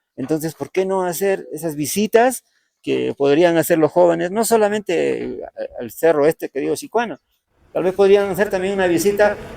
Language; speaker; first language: Spanish; native; Spanish